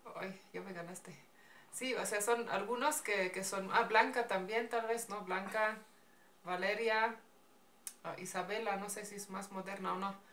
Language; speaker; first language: Spanish; non-native, fluent; Slovenian